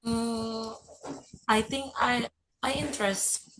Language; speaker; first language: English; non-native, learner; Indonesian